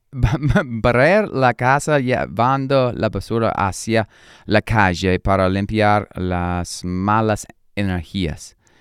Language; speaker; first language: Spanish; non-native, learner; English